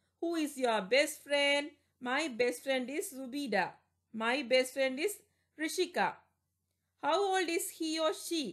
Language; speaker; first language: English; non-native, local second language; Tamil